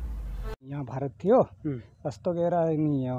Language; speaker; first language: Nepali; non-native, local second language; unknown